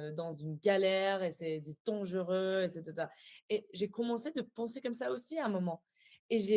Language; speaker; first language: French; non-native, fluent; Persian